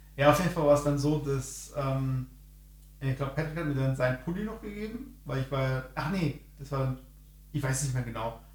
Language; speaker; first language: German; native; German